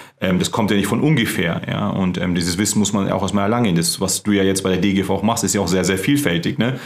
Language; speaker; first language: German; early bilingual, other home language; Turkish